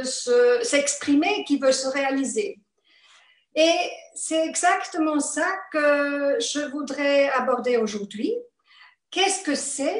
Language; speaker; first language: French; non-native, fluent; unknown